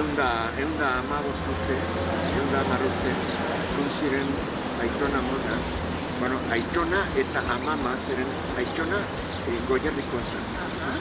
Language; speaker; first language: Basque; non-native, learner; Spanish